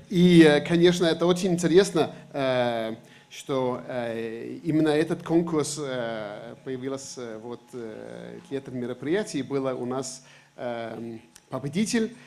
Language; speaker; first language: Russian; non-native, fluent; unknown